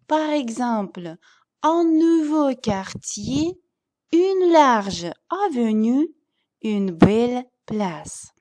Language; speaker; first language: French; non-native, fluent; Russian